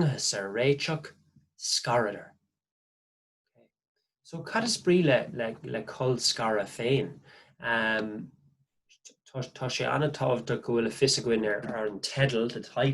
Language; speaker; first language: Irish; non-native, local second language; English